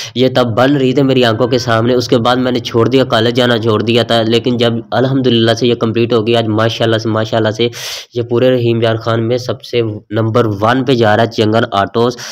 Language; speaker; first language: Urdu; non-native, local second language; Saraiki